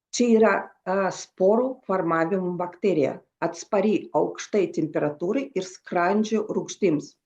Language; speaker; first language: Lithuanian; non-native, local second language; Russian